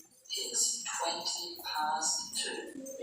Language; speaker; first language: English; non-native, learner; Indonesian